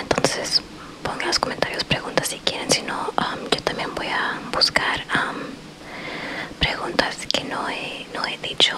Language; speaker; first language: Spanish; early bilingual, heritage; Spanish